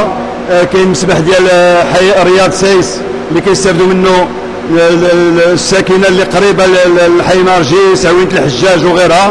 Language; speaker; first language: Arabic; native; Arabic